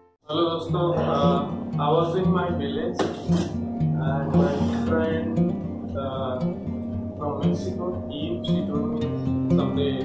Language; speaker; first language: English; non-native, local second language; Hindi